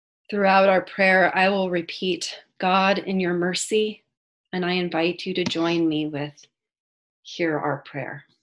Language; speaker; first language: English; native; English